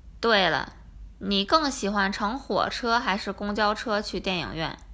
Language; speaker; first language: Chinese; non-native, learner; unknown